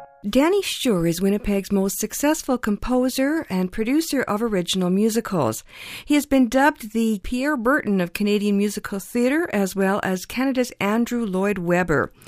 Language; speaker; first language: English; early bilingual, other home language; Ukrainian